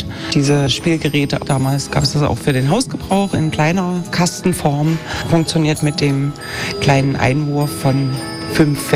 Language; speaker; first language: German; native; German